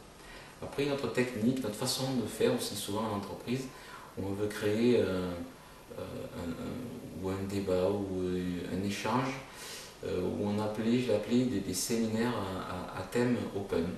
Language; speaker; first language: French; native; French